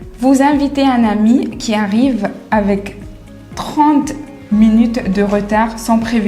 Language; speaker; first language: French; non-native, fluent; Arabic